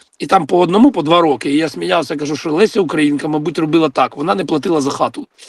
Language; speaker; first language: Ukrainian; non-native, local second language; Russian